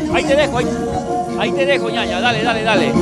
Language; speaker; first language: Spanish; native; Spanish